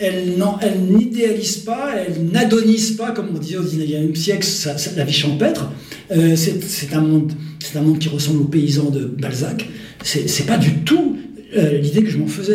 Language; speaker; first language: French; native; French